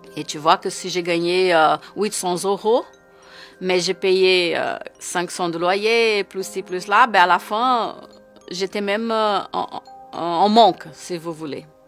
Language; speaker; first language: French; non-native, fluent; Portuguese